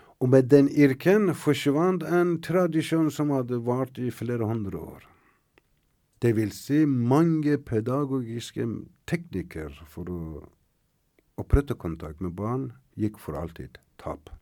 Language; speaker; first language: Norwegian; non-native, fluent; Persian